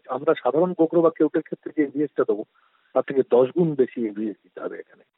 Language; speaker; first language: Bangla; native; Bangla